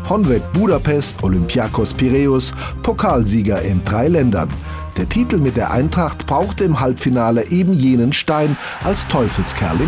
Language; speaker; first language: German; native; German